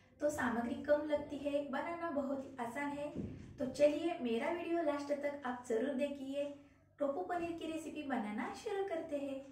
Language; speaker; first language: Hindi; non-native, local second language; Marathi